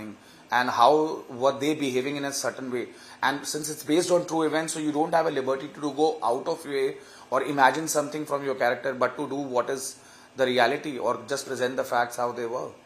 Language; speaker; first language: English; non-native, local second language; Hindi